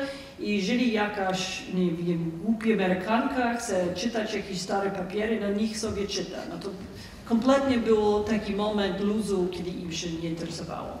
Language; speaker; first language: Polish; non-native, fluent; English